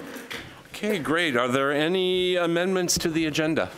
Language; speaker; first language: English; native; English